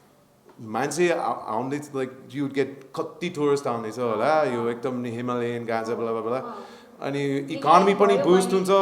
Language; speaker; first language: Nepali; non-native, learner; English